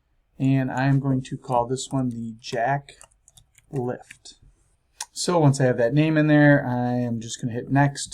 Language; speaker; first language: English; native; English